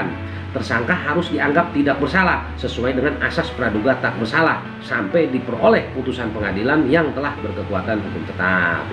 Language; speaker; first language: Indonesian; native; Indonesian